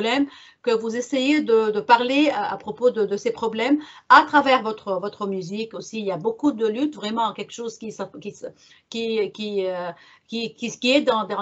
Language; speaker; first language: French; non-native, local second language; Arabic